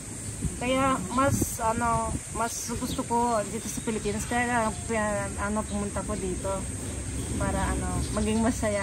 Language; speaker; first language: Filipino; non-native, fluent; Russian